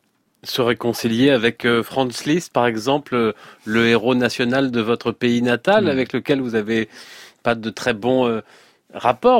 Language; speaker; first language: French; native; French